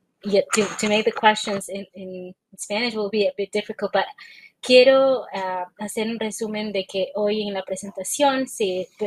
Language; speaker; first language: Spanish; native; Spanish